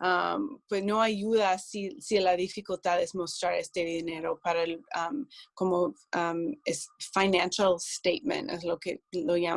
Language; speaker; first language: Spanish; non-native, fluent; English